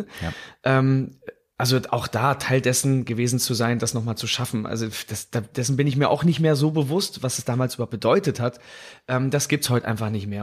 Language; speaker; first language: German; native; German